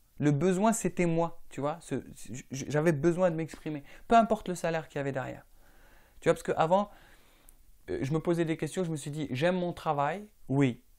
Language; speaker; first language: French; non-native, local second language; Arabic